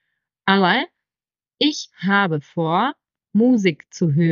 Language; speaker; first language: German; non-native, fluent; Czech